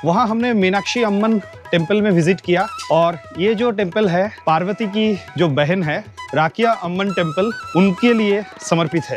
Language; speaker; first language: Hindi; non-native, local second language; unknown